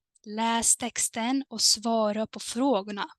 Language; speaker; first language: Swedish; non-native, fluent; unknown